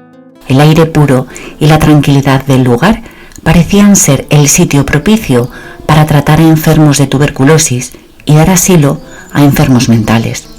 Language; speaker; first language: Spanish; native; Spanish